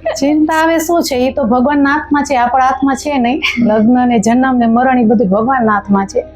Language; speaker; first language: Gujarati; non-native, local second language; Sindhi